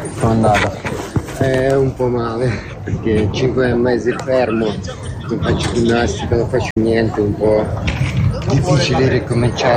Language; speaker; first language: Italian; non-native, learner; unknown